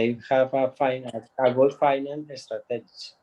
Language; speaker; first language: English; non-native, learner; Spanish